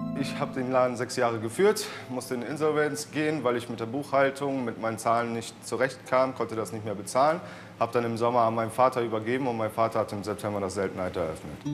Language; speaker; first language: German; early bilingual, other home language; Polish